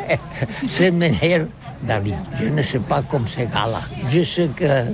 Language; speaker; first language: French; non-native, learner; Catalan